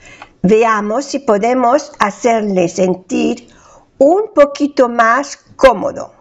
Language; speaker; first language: Spanish; non-native, fluent; French